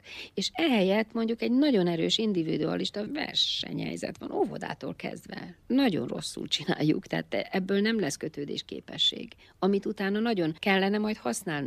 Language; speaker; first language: Hungarian; native; Hungarian